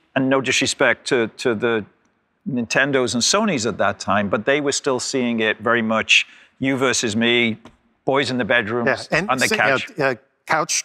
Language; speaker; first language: English; native; English